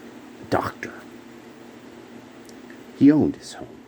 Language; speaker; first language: English; native; English